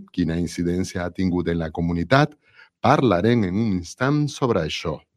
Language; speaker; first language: Catalan; non-native, local second language; Spanish